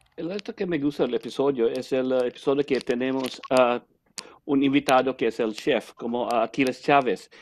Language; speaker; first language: Spanish; non-native, learner; English